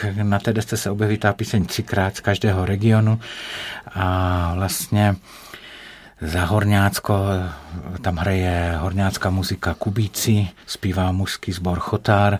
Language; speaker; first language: Czech; native; Czech